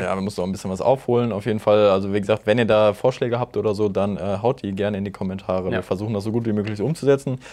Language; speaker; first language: German; native; German